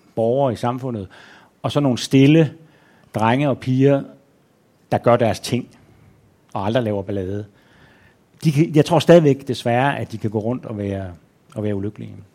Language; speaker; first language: Danish; native; Danish